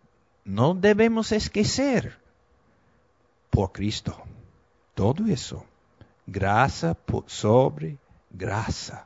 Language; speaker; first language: Portuguese; non-native, fluent; Spanish